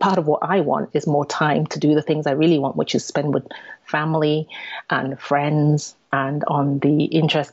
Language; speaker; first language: English; native; English